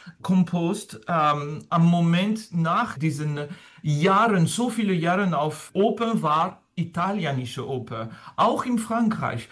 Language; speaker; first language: German; non-native, fluent; French